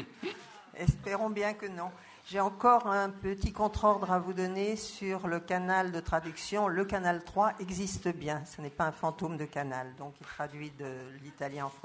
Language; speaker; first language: French; native; French